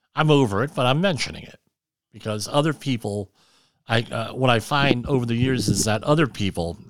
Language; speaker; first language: English; native; English